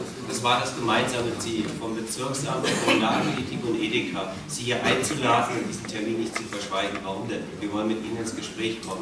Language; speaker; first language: German; native; German